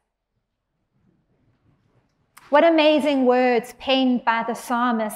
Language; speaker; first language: English; native; English